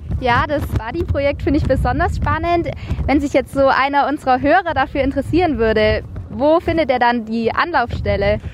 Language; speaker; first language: German; native; German